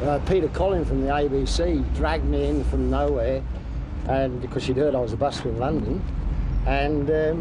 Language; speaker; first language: English; native; English